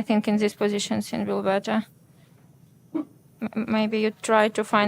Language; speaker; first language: English; non-native, learner; Ukrainian